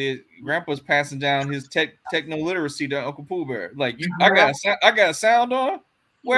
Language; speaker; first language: English; native; English